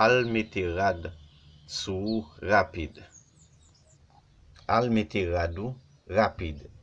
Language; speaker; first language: Portuguese; non-native, learner; Haitian Creole